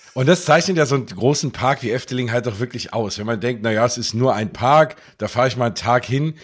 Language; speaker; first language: German; native; German